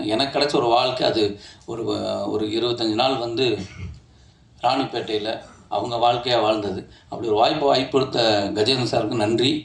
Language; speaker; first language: Tamil; native; Tamil